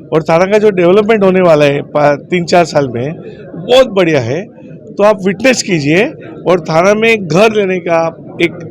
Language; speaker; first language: Hindi; non-native, local second language; Gujarati